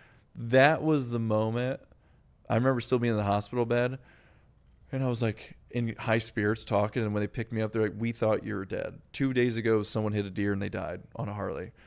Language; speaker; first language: English; native; English